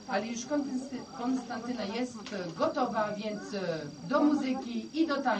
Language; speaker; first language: Polish; early bilingual, heritage; Polish